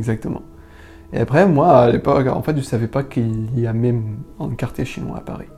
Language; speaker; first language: French; non-native, learner; Arabic